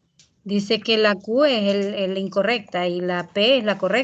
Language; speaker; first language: Spanish; native; Spanish